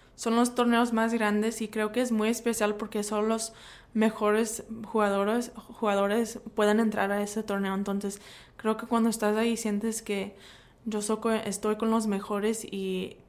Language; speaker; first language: Spanish; early bilingual, heritage; Spanish